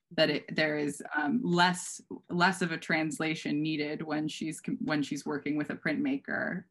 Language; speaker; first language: English; native; English